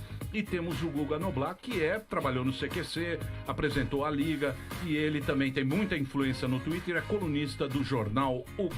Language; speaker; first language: Portuguese; native; Portuguese